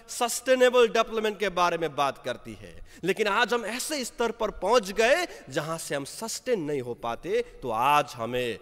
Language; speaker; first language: Hindi; non-native, local second language; Nepali